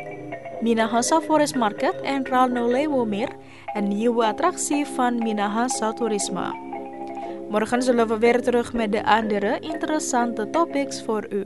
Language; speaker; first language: Dutch; non-native, fluent; Indonesian